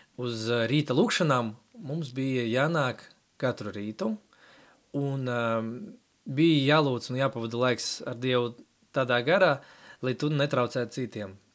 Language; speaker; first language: Latvian; non-native, local second language; Russian